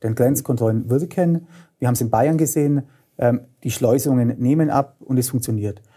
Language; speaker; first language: German; native; German